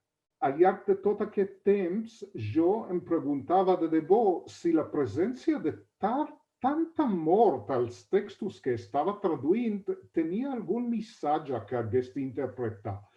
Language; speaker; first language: Catalan; non-native, fluent; Hebrew